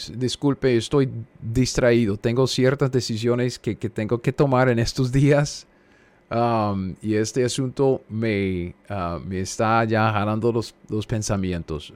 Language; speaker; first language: Spanish; non-native, fluent; English